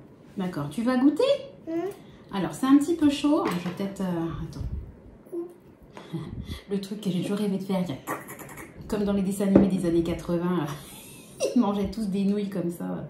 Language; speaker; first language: French; native; French